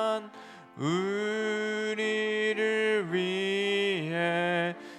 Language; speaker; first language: Korean; native; Korean